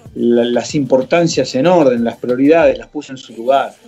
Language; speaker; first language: Spanish; native; Spanish